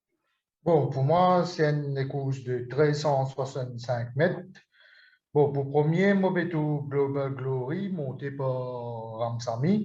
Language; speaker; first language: French; non-native, local second language; Morisyen